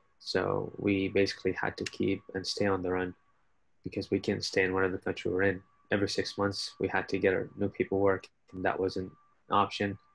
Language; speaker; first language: English; non-native, fluent; Arabic